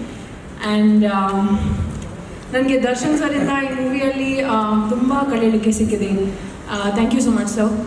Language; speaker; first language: Kannada; non-native, learner; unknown